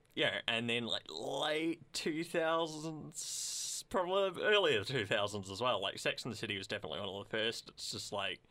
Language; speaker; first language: English; native; English